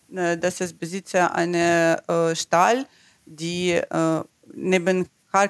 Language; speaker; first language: German; non-native, learner; Ukrainian